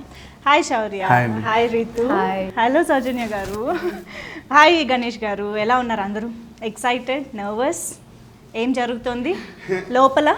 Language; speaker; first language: Telugu; native; Telugu